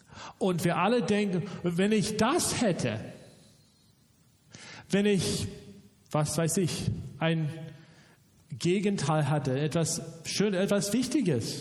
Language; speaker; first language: German; non-native, fluent; English